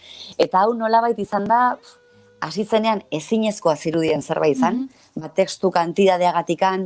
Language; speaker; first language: Basque; native; Basque